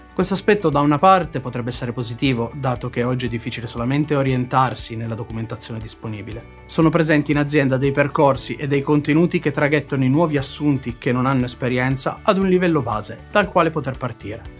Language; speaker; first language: Italian; native; Italian